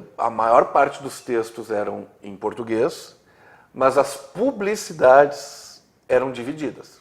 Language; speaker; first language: Portuguese; native; Portuguese